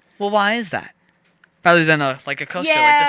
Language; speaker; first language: English; native; English